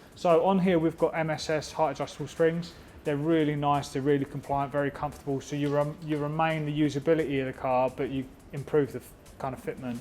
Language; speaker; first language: English; native; English